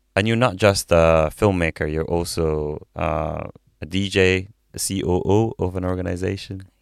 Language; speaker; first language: English; non-native, fluent; Arabic